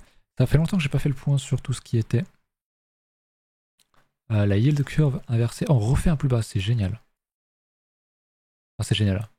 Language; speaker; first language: French; native; French